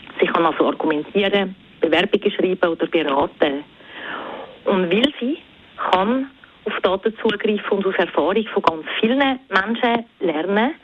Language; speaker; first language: German; native; German